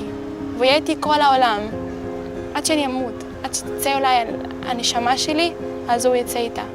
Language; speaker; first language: Hebrew; non-native, local second language; Arabic